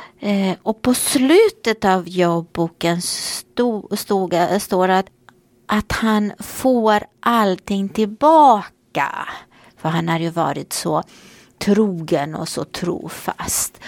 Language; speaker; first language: Swedish; non-native, fluent; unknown